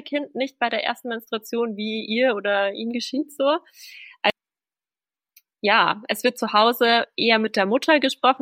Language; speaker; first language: German; native; German